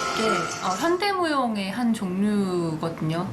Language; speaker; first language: Korean; native; Korean